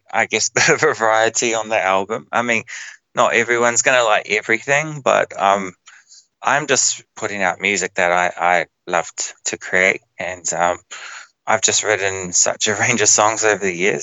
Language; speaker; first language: English; native; English